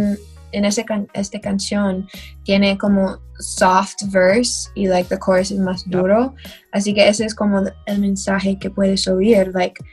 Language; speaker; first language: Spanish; non-native, learner; English